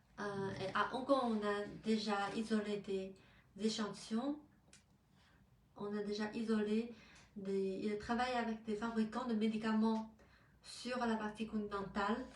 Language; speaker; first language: French; non-native, fluent; Chinese